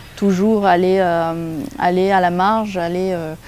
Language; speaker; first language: French; native; French